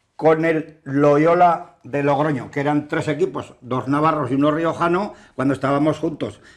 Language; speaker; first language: Spanish; native; Spanish